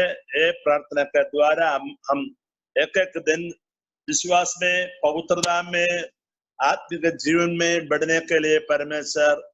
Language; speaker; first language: Hindi; non-native, learner; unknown